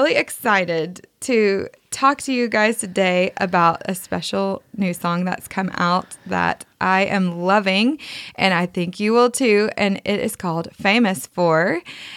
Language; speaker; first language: English; native; English